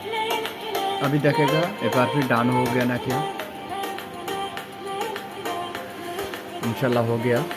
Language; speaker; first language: Hindi; non-native, local second language; Bangla